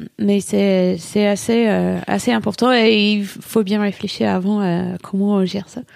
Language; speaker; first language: French; non-native, fluent; English